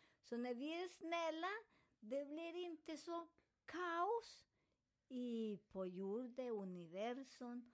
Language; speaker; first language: Swedish; non-native, fluent; Spanish